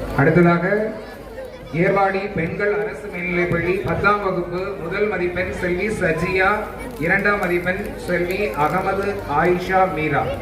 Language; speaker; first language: Tamil; native; Tamil